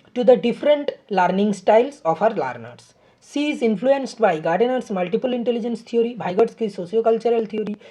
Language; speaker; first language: English; non-native, local second language; Bangla